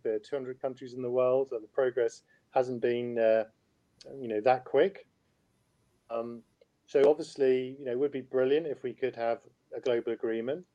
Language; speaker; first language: English; native; English